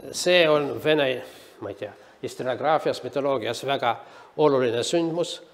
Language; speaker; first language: Estonian; native; Estonian